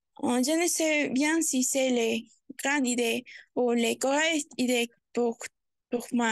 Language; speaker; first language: French; non-native, learner; Spanish